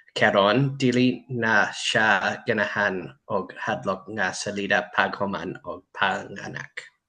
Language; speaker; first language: Cebuano; non-native, learner; English